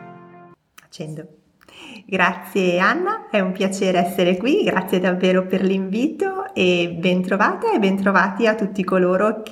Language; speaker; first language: Italian; native; Italian